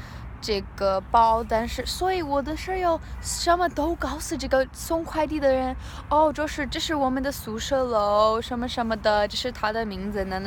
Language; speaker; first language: Chinese; non-native, learner; English